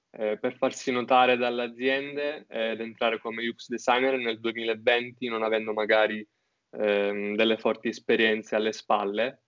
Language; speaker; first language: Italian; native; Italian